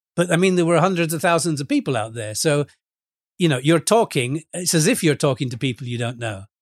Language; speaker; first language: English; native; English